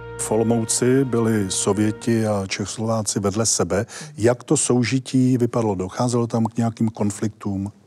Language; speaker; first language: Czech; native; Czech